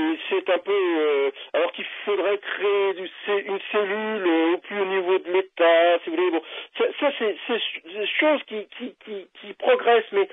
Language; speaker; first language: French; native; French